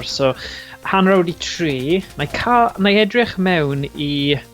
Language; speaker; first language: Welsh; native; Welsh